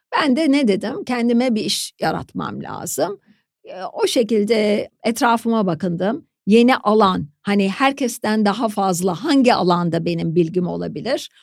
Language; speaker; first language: Turkish; native; Turkish